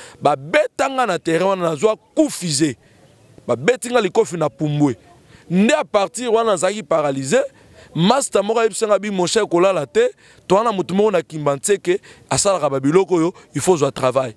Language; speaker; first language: Lingala; native; Lingala